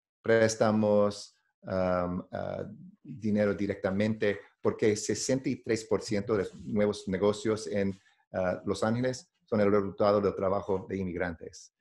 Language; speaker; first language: Spanish; non-native, learner; English